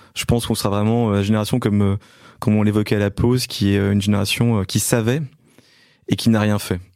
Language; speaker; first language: French; native; French